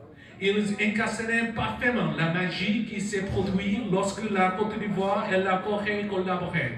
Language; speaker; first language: French; non-native, learner; Korean